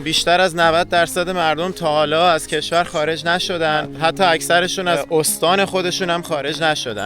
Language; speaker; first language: Persian; native; Persian